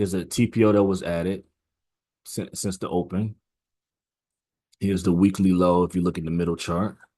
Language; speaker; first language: English; native; English